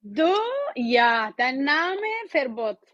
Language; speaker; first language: German; non-native, learner; Oromo